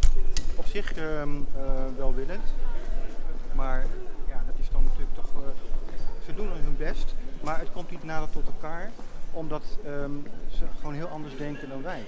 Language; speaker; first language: Dutch; native; Dutch